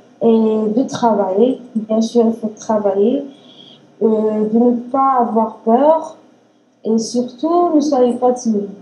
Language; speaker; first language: French; non-native, learner; Arabic